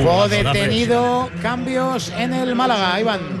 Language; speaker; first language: Spanish; native; Spanish